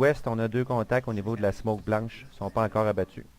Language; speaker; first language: French; native; French